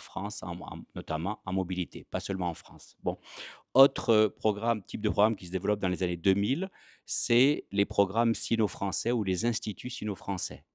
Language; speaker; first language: French; native; French